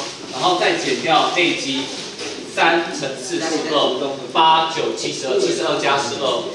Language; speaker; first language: Chinese; native; Chinese